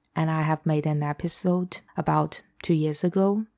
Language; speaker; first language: English; non-native, fluent; Chinese